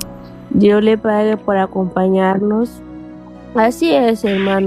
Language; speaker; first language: Spanish; non-native, fluent; Portuguese